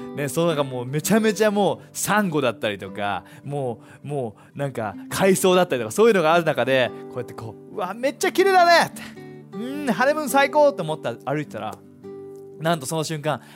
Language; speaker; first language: Japanese; native; Japanese